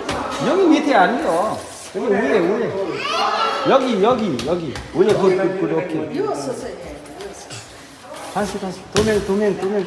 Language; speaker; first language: Korean; non-native, learner; Nepali